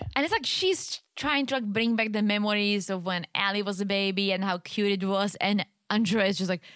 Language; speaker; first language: English; native; English